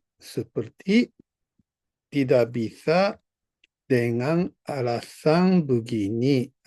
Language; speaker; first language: Indonesian; non-native, fluent; Japanese